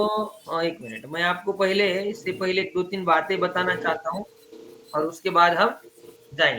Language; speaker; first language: Hindi; native; Hindi